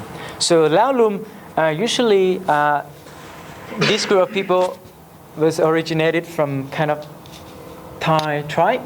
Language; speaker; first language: English; non-native, learner; Lao